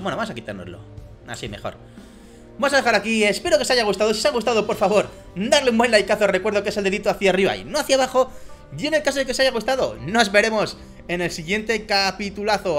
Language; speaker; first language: Spanish; native; Spanish